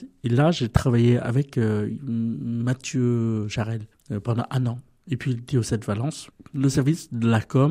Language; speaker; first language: French; non-native, fluent; Vietnamese